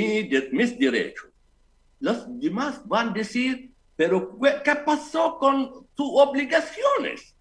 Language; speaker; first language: Spanish; non-native, fluent; Arabic